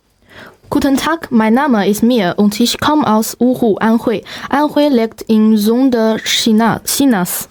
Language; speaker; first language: German; non-native, learner; Chinese